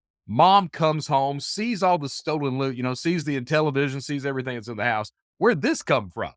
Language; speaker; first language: English; native; English